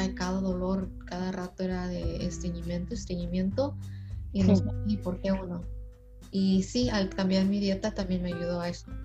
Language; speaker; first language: Spanish; early bilingual, heritage; Spanish